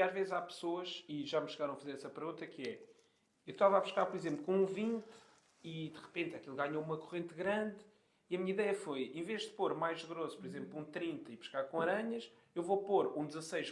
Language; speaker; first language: Portuguese; native; Portuguese